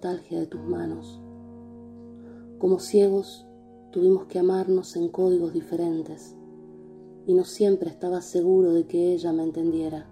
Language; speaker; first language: Spanish; native; Spanish